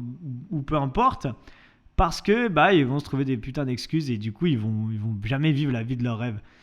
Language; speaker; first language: French; native; French